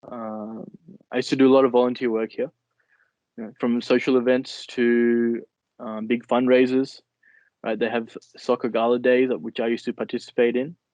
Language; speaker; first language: English; early bilingual, other home language; Nepali